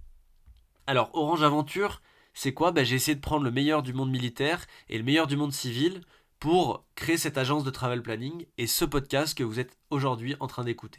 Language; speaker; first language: French; native; French